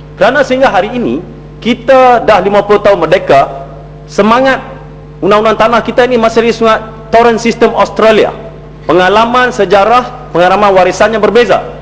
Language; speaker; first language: Malay; native; Malay